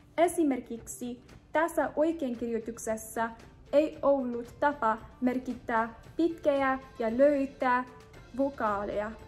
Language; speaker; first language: Finnish; non-native, learner; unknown